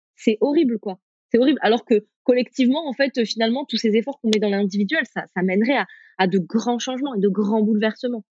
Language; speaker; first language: French; early bilingual, other home language; Arabic